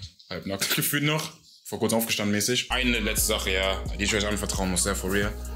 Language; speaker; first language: German; native; German